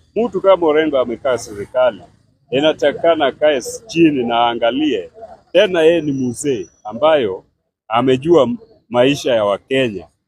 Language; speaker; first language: Swahili; non-native, local second language; Luo (Kenya and Tanzania)